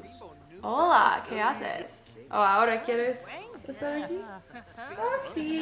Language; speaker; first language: Spanish; non-native, learner; English